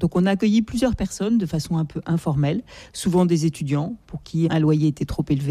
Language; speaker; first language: French; native; French